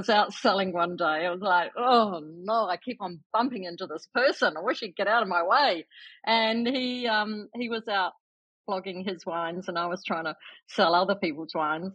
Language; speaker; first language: English; native; English